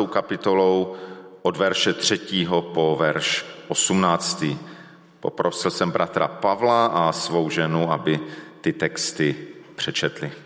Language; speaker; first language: Czech; native; Czech